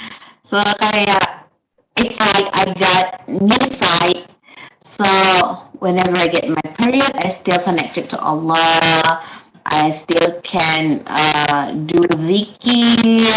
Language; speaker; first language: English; non-native, learner; Indonesian